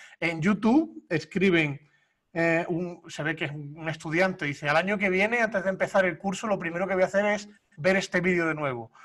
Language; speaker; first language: Spanish; native; Spanish